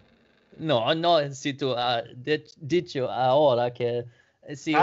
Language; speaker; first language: Spanish; non-native, learner; Danish